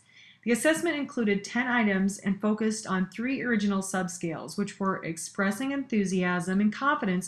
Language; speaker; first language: English; native; English